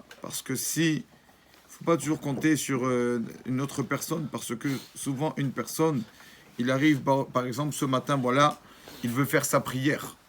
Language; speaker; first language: French; native; French